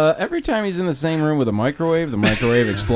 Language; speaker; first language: English; native; English